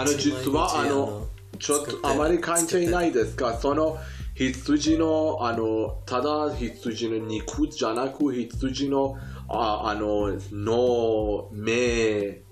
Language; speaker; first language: Japanese; non-native, fluent; Persian